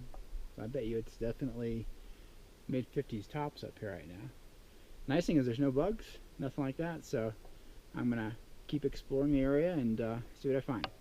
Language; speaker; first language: English; native; English